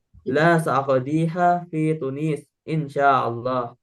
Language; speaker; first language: Arabic; non-native, learner; Indonesian